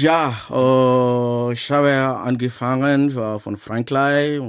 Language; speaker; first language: German; non-native, learner; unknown